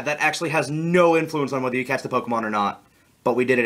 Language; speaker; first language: English; native; English